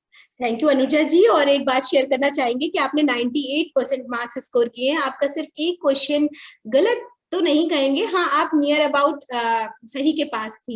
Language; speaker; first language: Hindi; native; Hindi